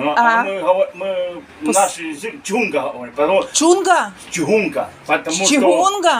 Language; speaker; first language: Russian; early bilingual, heritage; Russian